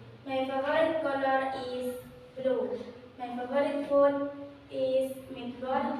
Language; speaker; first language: English; non-native, learner; Indonesian